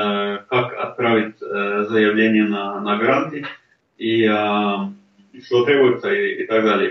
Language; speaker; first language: Russian; non-native, fluent; Norwegian